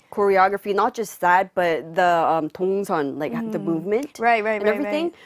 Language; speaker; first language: English; non-native, local second language; Korean